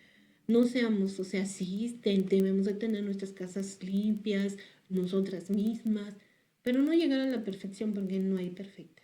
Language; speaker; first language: Spanish; native; Spanish